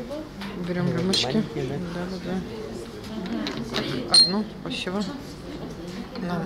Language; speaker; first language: Russian; native; Russian